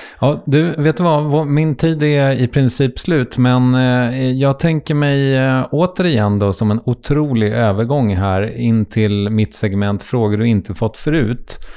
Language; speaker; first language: Swedish; native; Swedish